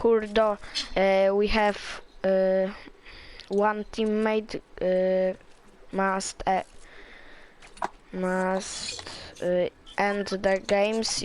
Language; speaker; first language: English; non-native, learner; Polish